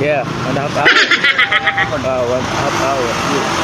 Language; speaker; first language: English; non-native, local second language; Cebuano